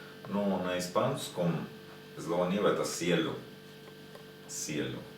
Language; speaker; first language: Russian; non-native, learner; Spanish